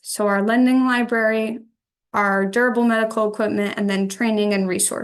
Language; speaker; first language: English; native; English